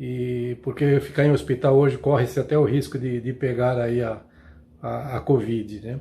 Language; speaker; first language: Portuguese; native; Portuguese